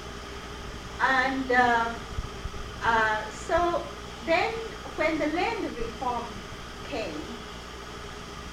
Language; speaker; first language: English; non-native, fluent; Chinese